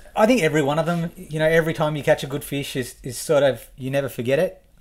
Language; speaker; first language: English; native; English